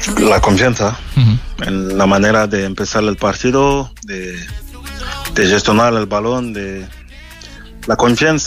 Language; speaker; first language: Spanish; non-native, fluent; French